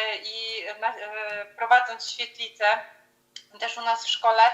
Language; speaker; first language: Polish; native; Polish